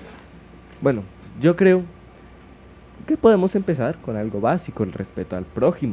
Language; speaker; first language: Spanish; native; Spanish